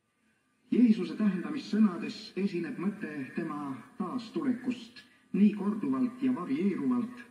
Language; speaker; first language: Estonian; native; Estonian